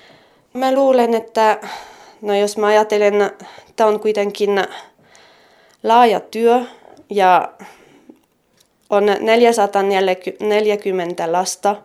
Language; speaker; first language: Finnish; non-native, fluent; French